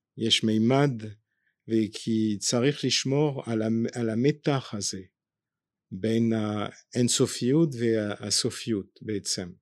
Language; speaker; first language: Hebrew; non-native, fluent; French